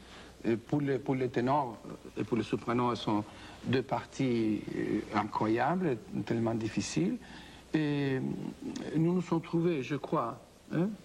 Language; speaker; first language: French; non-native, fluent; Spanish